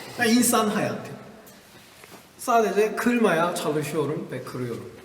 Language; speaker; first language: Turkish; non-native, learner; Korean